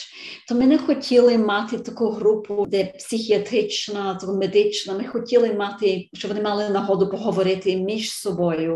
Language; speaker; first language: Ukrainian; early bilingual, heritage; Ukrainian